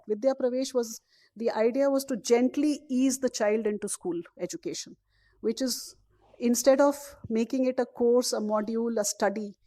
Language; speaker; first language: English; non-native, local second language; Hindi